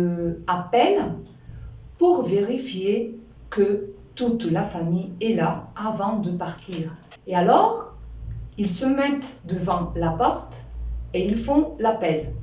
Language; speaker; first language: French; non-native, fluent; Spanish